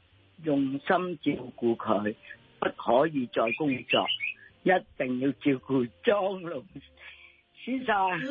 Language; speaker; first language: Cantonese; native; Cantonese